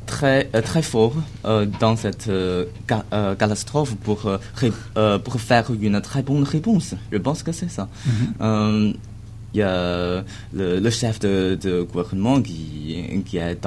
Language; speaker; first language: French; non-native, learner; Chinese